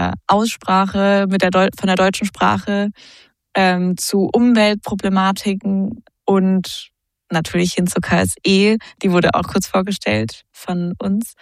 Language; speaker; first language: German; native; German